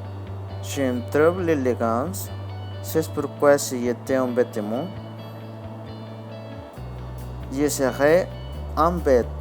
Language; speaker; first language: French; non-native, learner; Spanish